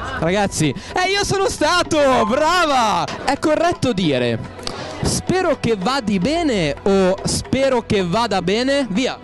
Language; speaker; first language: Italian; native; Italian